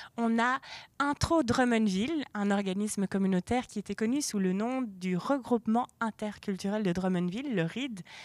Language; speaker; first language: French; native; French